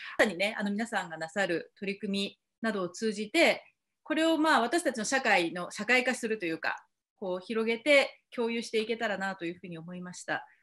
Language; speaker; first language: Japanese; native; Japanese